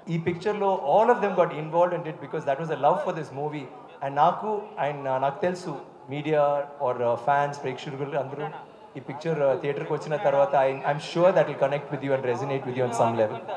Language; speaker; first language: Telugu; non-native, learner; Tamil